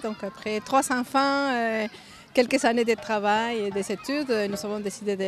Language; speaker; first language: French; non-native, fluent; Spanish